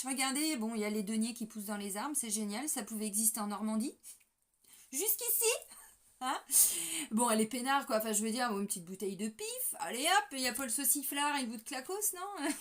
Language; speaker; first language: French; native; French